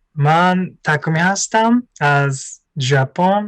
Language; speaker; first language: Persian; non-native, learner; Japanese